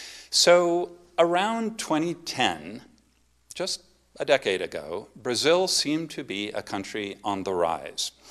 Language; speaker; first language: English; native; English